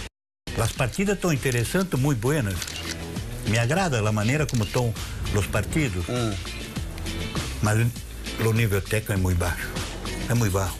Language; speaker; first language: Spanish; non-native, fluent; Portuguese